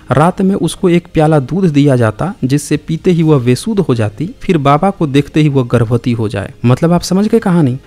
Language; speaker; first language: Hindi; native; Hindi